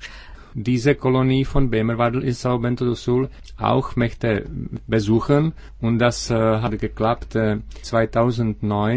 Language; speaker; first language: German; non-native, learner; Czech